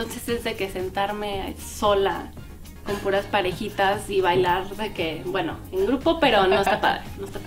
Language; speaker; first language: Spanish; native; Spanish